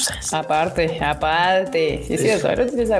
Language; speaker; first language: Spanish; native; Spanish